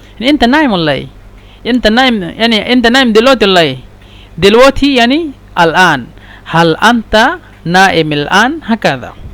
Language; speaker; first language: Egyptian Arabic; non-native, learner; Bangla